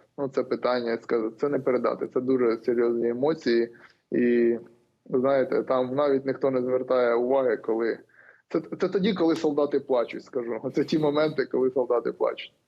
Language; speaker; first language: Ukrainian; native; Ukrainian